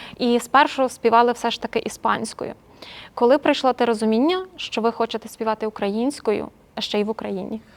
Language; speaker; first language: Ukrainian; native; Ukrainian